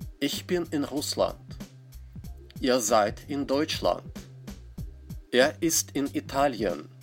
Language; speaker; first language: German; non-native, fluent; Russian